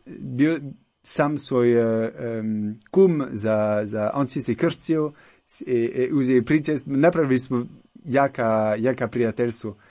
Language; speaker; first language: Croatian; non-native, learner; French